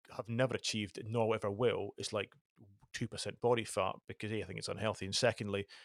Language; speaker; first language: English; native; English